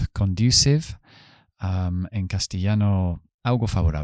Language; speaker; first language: Spanish; non-native, fluent; English